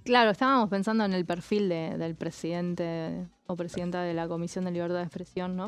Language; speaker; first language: Spanish; native; Spanish